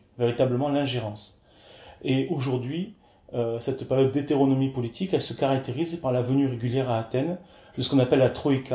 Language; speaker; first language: French; native; French